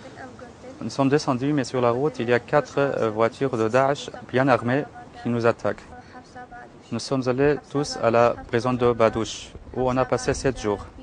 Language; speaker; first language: French; non-native, learner; Kurdish